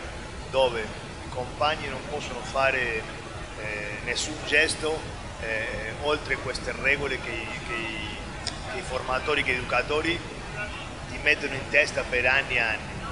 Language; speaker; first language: Italian; non-native, fluent; Spanish